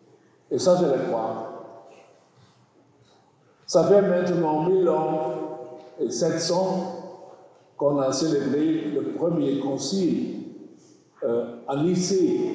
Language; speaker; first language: French; non-native, learner; German